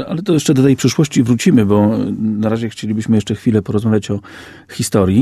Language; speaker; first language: Polish; native; Polish